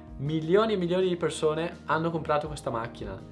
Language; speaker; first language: Italian; native; Italian